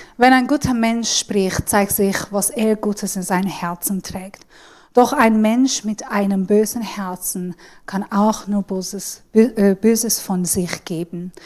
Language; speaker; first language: German; non-native, fluent; Persian